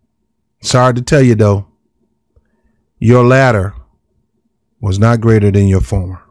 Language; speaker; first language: English; native; English